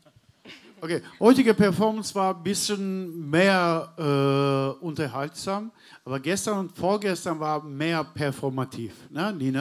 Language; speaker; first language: German; non-native, learner; Turkish